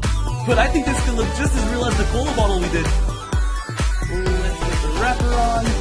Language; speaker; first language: English; native; English